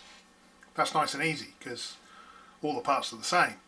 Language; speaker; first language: English; native; English